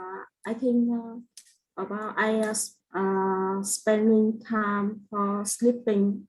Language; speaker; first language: English; non-native, learner; Vietnamese